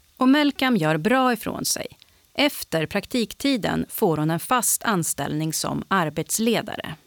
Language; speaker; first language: Swedish; native; Swedish